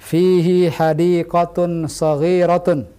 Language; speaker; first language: Arabic; non-native, fluent; Indonesian